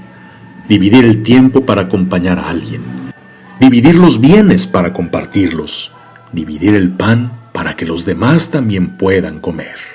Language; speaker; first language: Spanish; native; Spanish